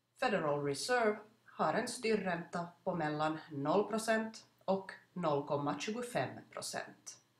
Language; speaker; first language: Swedish; native; Swedish